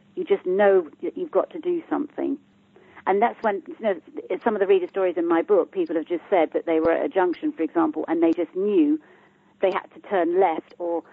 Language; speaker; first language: English; native; English